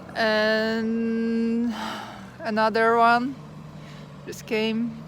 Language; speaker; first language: English; non-native, fluent; Polish